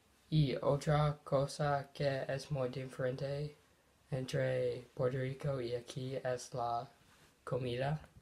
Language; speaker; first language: Spanish; non-native, learner; English